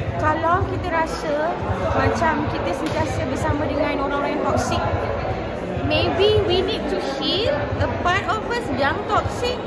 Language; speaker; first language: Malay; native; Malay